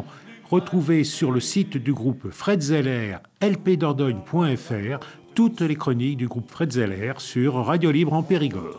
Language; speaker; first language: French; native; French